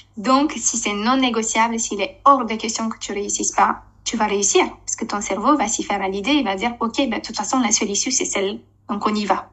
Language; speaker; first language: French; non-native, fluent; Romanian